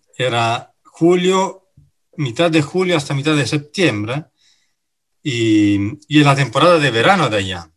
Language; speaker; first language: Spanish; non-native, fluent; Italian